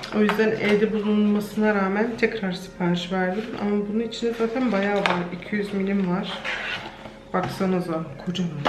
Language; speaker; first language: Turkish; early bilingual, heritage; Turkish